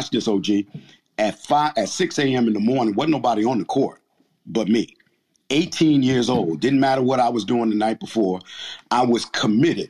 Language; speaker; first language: English; native; English